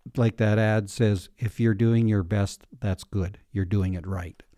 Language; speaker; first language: English; native; English